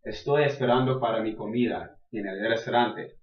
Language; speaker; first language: Spanish; non-native, learner; English